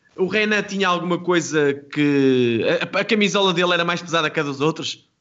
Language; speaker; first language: Portuguese; native; Portuguese